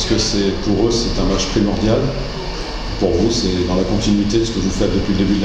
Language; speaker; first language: French; native; French